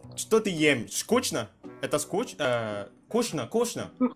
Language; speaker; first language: Russian; non-native, learner; Indonesian